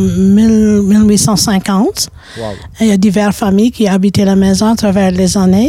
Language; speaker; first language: French; native; French